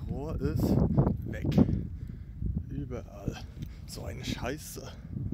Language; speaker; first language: German; native; German